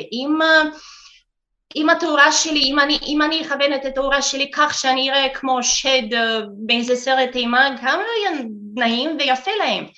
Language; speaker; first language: Hebrew; non-native, fluent; Russian